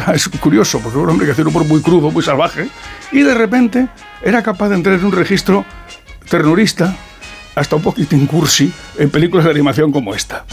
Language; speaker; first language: Spanish; native; Spanish